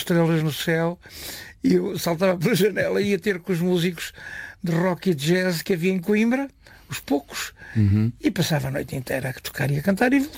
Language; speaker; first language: Portuguese; native; Portuguese